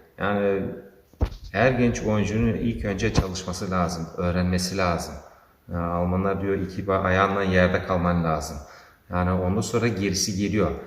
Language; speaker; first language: Turkish; early bilingual, heritage; Turkish